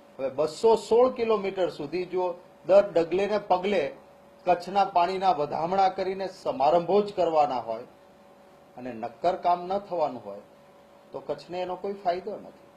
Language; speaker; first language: Gujarati; non-native, local second language; Kachhi